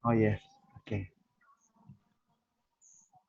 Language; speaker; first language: English; non-native, fluent; Indonesian